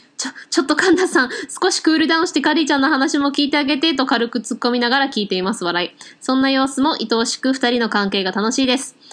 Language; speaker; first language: Japanese; native; Japanese